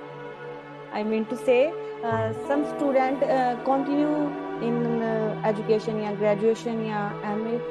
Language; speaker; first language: English; non-native, learner; Punjabi